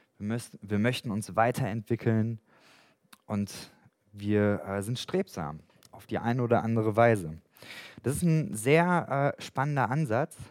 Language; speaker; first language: German; native; German